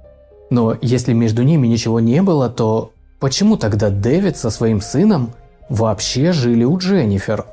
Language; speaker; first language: Russian; native; Russian